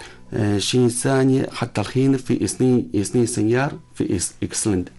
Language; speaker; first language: Arabic; non-native, learner; Chinese